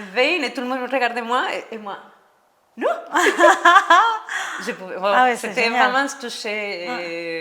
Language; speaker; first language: French; non-native, learner; Spanish